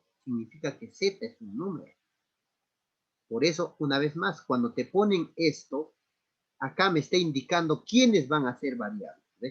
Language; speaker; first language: Spanish; native; Spanish